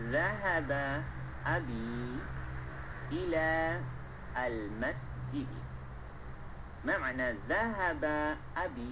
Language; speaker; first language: Arabic; non-native, fluent; Malay